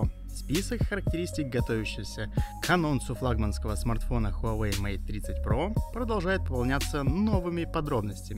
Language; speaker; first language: Russian; native; Russian